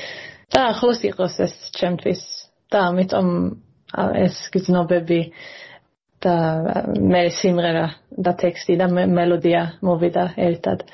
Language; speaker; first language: Georgian; early bilingual, heritage; Georgian